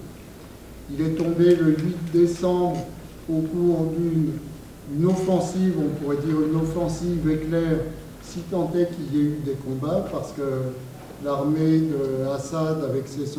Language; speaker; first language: French; native; French